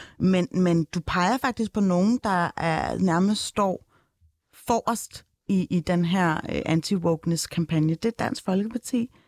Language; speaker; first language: Danish; native; Danish